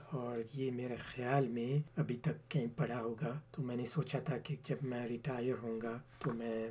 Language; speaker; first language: Urdu; early bilingual, heritage; Urdu